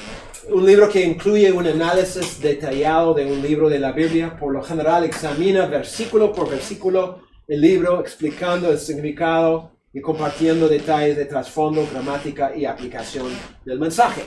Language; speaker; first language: Spanish; non-native, fluent; English